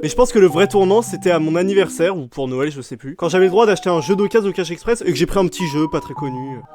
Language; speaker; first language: French; native; French